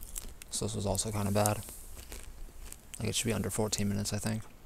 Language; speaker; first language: English; native; English